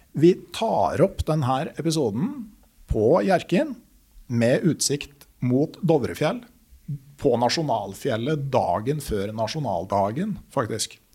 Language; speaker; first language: Norwegian; native; Norwegian